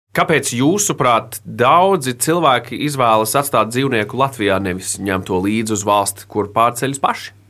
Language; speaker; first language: Latvian; native; Latvian